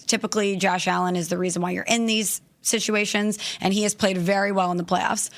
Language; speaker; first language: English; native; English